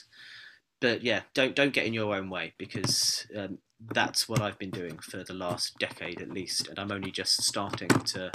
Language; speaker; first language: English; native; English